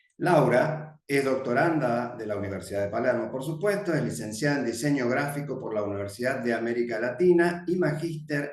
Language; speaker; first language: Spanish; native; Spanish